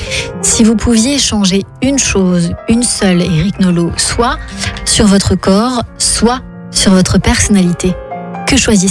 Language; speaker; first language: French; native; French